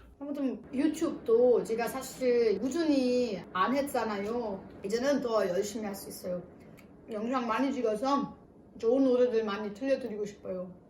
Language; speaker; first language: Korean; non-native, fluent; German